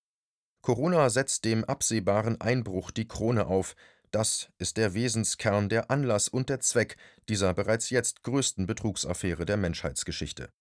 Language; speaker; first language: German; native; German